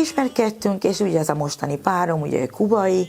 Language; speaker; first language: Hungarian; non-native, fluent; Spanish